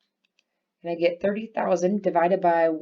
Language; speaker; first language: English; native; English